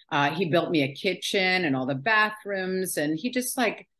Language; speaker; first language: English; native; English